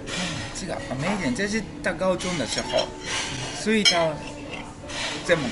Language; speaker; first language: Chinese; non-native, learner; Japanese